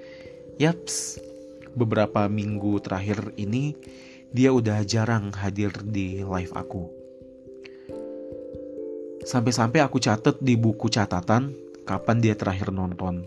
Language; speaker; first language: Indonesian; native; Indonesian